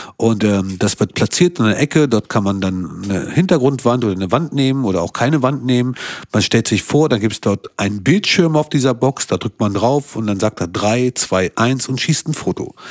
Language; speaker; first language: German; early bilingual, other home language; Albanian